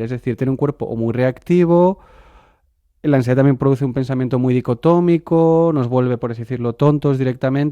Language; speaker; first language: Spanish; non-native, local second language; Catalan